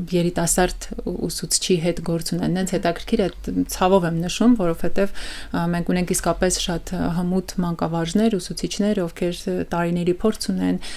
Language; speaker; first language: Armenian; early bilingual, heritage; Armenian